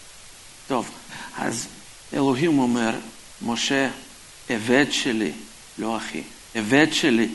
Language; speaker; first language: Hebrew; non-native, fluent; Russian